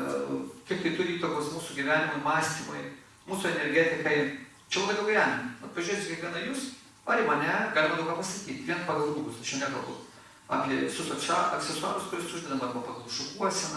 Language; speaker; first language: Lithuanian; native; Lithuanian